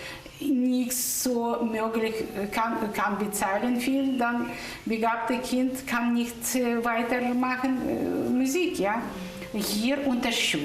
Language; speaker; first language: German; non-native, learner; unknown